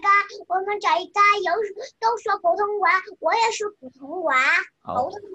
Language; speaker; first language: Chinese; early bilingual, other home language; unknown